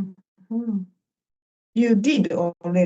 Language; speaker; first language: English; non-native, fluent; Japanese